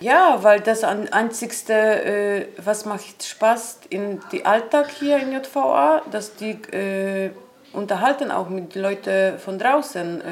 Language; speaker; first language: German; non-native, learner; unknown